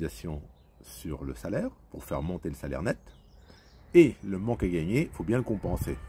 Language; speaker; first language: French; native; French